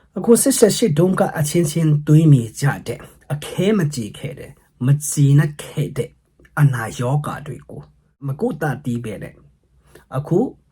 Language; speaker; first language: Burmese; non-native, local second language; Hakha Chin